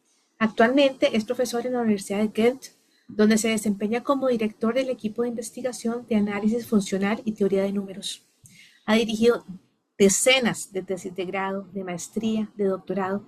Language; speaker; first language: Spanish; native; Spanish